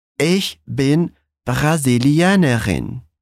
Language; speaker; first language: German; non-native, fluent; Portuguese